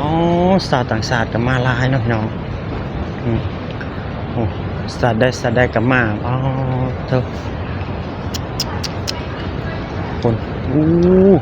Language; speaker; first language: Thai; non-native, local second language; Lao